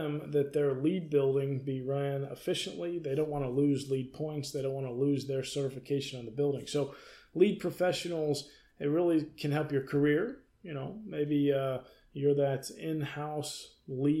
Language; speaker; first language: English; native; English